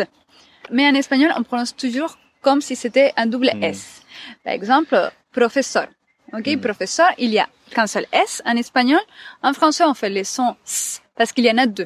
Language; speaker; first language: French; non-native, fluent; Spanish